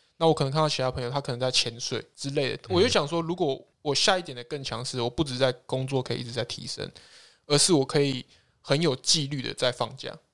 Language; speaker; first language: Chinese; native; Chinese